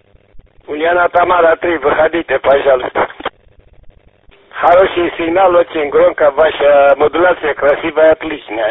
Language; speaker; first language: Russian; non-native, learner; Romanian